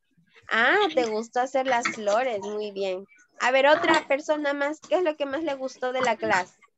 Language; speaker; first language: Spanish; native; Spanish